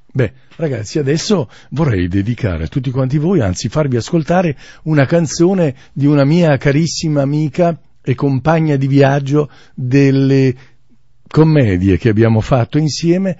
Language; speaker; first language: Italian; native; Italian